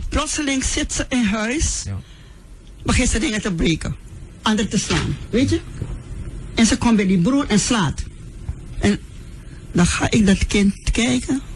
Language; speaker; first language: Dutch; non-native, local second language; Sranan Tongo